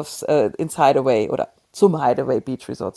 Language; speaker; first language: German; native; German